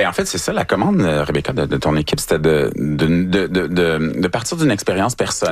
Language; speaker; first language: French; native; French